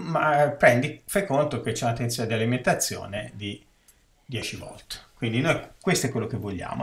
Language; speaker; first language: Italian; native; Italian